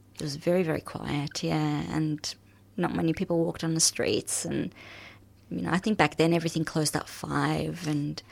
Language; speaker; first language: English; early bilingual, other home language; Arabic